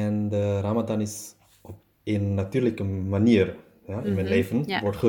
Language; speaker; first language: Dutch; non-native, learner; German